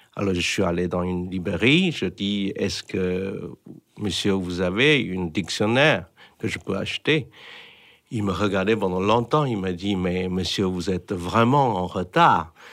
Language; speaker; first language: French; non-native, fluent; Chinese